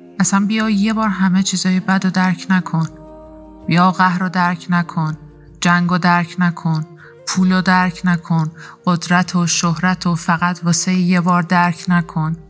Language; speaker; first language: Persian; native; Persian